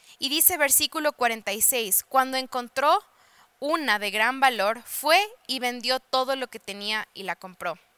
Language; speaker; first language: Spanish; early bilingual, heritage; Spanish